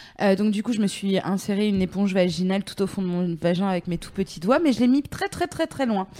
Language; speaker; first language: French; native; French